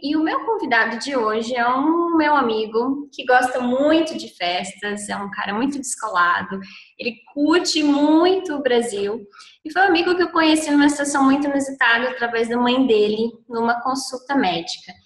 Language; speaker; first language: Portuguese; native; Portuguese